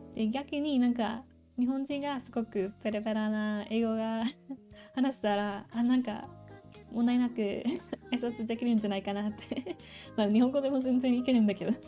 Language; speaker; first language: Japanese; non-native, fluent; English